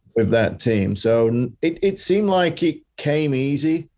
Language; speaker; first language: English; native; English